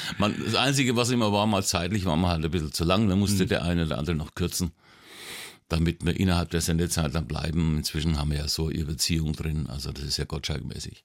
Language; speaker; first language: German; native; German